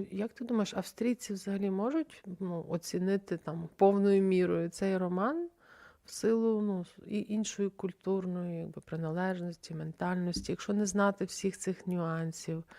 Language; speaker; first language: Ukrainian; native; Ukrainian